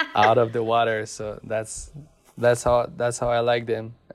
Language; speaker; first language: English; non-native, fluent; French